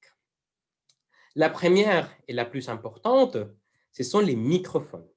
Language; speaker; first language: French; non-native, fluent; Spanish